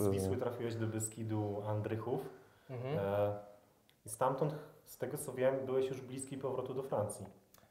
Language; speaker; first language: Polish; native; Polish